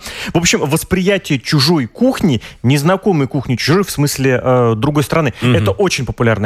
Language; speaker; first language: Russian; native; Russian